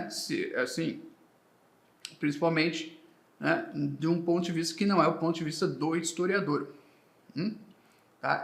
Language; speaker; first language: Portuguese; native; Portuguese